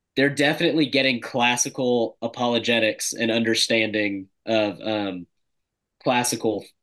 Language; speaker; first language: English; native; English